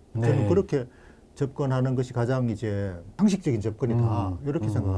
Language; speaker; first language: Korean; native; Korean